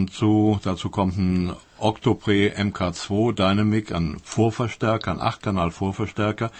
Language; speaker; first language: German; native; German